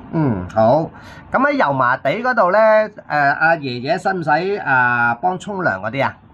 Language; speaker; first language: Cantonese; native; Cantonese